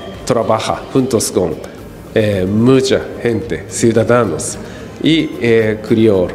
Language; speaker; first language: Spanish; non-native, learner; Japanese